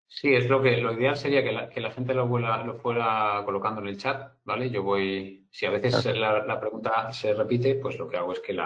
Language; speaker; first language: Spanish; native; Spanish